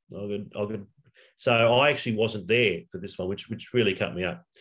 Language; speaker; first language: English; native; English